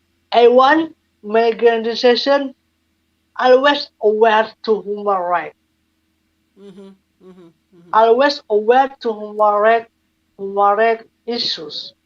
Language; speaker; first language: English; non-native, learner; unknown